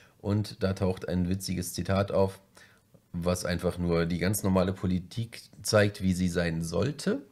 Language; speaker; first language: German; native; German